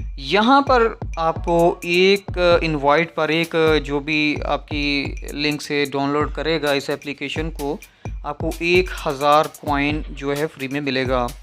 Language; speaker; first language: Urdu; non-native, local second language; Punjabi